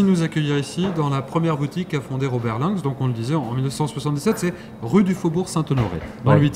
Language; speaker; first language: French; native; French